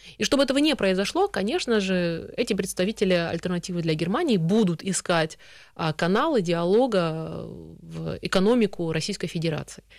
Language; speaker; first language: Russian; early bilingual, heritage; Russian